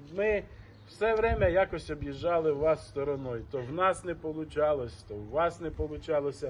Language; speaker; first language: Ukrainian; non-native, local second language; Russian